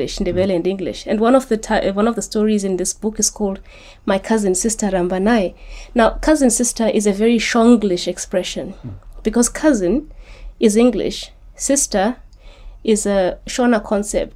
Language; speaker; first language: English; non-native, local second language; Shona